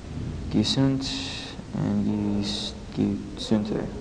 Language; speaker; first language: German; non-native, learner; English